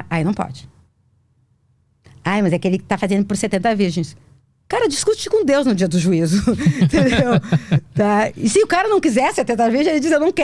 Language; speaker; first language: Portuguese; native; Portuguese